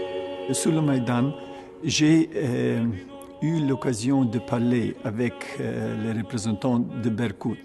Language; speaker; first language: French; non-native, fluent; Ukrainian